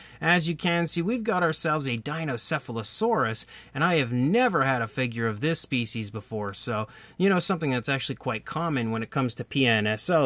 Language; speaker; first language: English; native; English